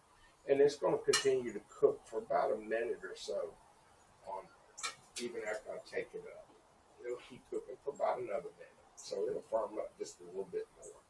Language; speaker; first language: English; native; English